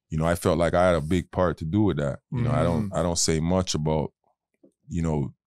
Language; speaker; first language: English; native; English